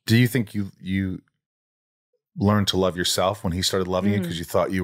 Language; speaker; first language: English; native; English